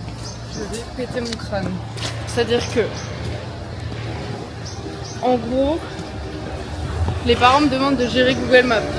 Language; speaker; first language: French; native; French